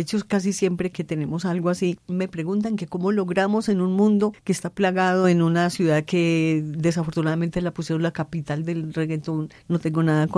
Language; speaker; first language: Spanish; native; Spanish